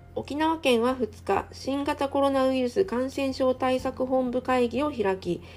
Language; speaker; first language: Japanese; non-native, fluent; Chinese